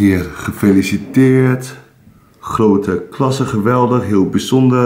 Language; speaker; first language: Dutch; native; Dutch